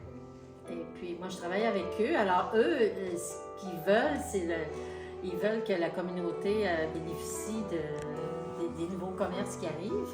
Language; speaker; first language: French; native; French